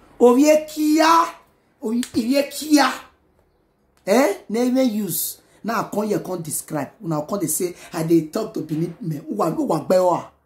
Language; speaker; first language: Nigerian Pidgin; non-native, local second language; Bini